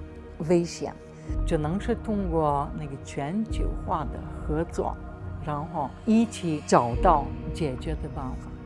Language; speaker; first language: Chinese; non-native, fluent; Slovenian